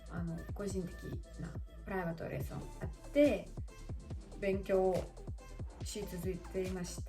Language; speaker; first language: Japanese; non-native, learner; Russian